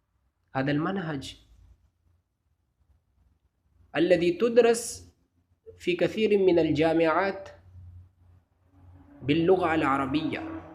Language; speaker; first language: Arabic; non-native, fluent; Urdu